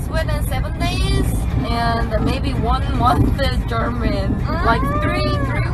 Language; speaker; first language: English; non-native, learner; Korean